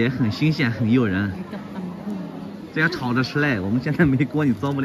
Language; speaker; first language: Chinese; native; Chinese